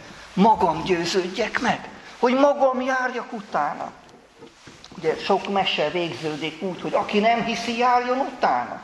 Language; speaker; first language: Hungarian; native; Hungarian